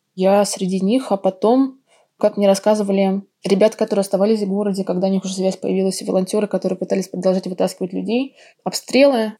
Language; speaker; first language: Russian; native; Russian